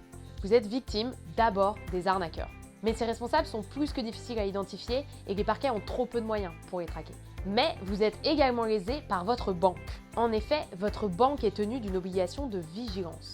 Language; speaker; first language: French; native; French